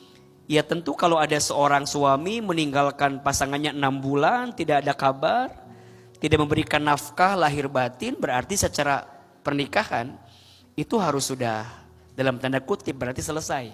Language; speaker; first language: Indonesian; native; Indonesian